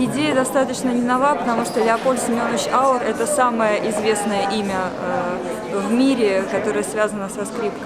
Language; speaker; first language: Russian; native; Russian